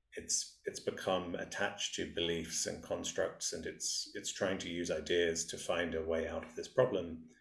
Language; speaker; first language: English; native; English